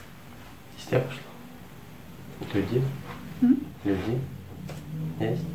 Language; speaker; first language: Russian; native; Russian